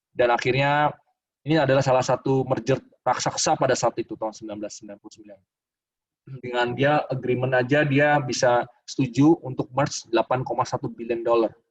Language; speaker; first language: Indonesian; native; Indonesian